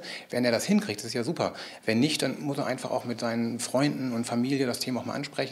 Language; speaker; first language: German; native; German